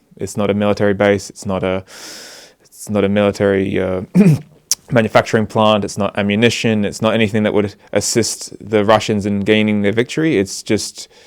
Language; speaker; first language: English; native; English